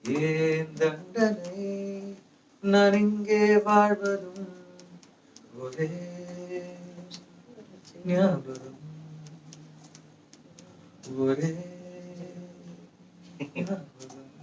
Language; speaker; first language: Tamil; native; Tamil